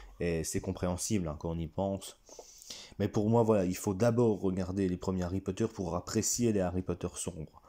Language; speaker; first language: French; native; French